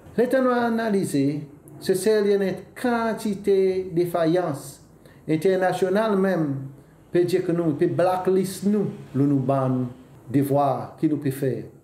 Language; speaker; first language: French; non-native, local second language; Seselwa Creole French